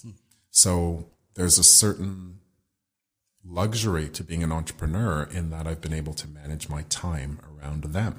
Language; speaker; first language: English; native; English